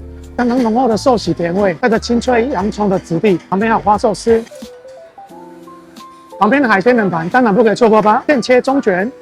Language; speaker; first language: Chinese; native; Chinese